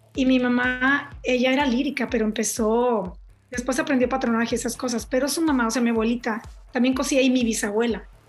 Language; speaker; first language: Spanish; native; Spanish